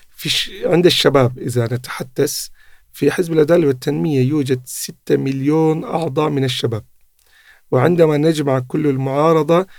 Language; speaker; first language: Arabic; non-native, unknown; Turkish